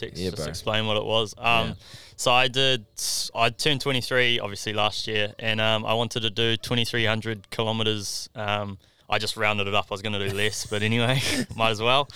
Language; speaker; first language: English; native; English